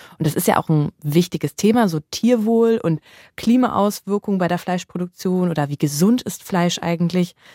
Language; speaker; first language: German; native; German